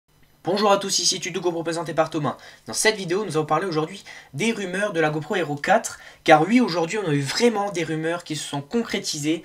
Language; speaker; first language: French; native; French